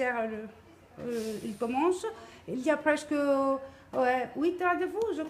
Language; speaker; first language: French; non-native, learner; Greek